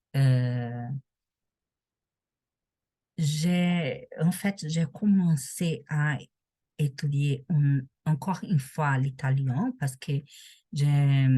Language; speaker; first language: French; non-native, learner; Portuguese